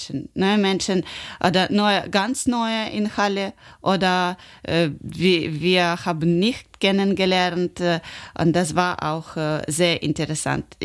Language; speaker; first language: German; non-native, learner; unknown